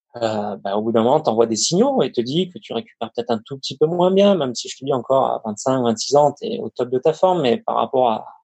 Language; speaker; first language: French; native; French